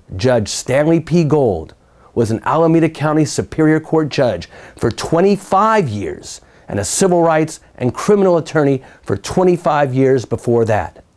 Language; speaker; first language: English; native; English